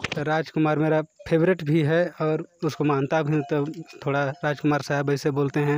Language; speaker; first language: Hindi; native; Hindi